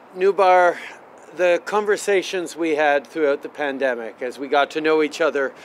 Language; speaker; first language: English; native; English